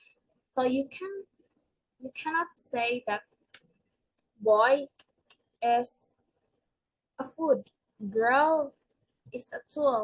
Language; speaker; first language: English; non-native, learner; Indonesian